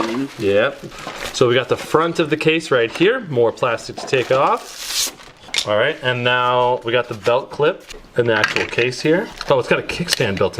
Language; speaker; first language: English; native; English